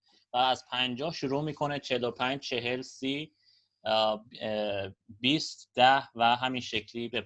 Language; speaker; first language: Persian; native; Persian